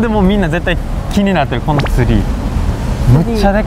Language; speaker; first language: Japanese; native; Japanese